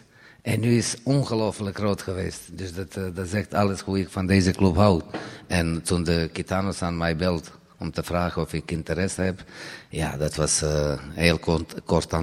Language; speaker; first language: Dutch; non-native, fluent; Serbian